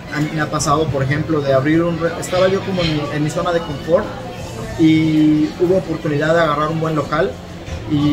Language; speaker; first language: Spanish; native; Spanish